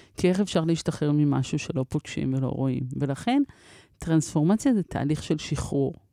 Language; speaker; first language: Hebrew; early bilingual, other home language; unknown